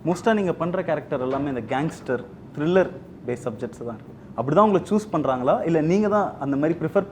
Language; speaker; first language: Tamil; native; Tamil